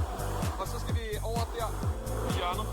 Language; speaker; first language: Danish; native; Danish